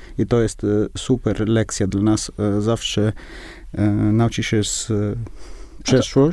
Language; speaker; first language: Polish; non-native, learner; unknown